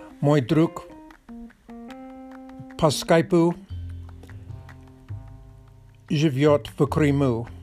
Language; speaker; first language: Russian; non-native, learner; English